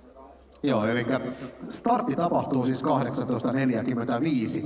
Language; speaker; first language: Finnish; native; Finnish